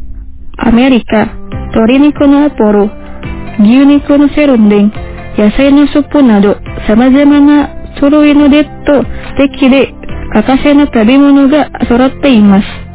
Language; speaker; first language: Japanese; non-native, fluent; Indonesian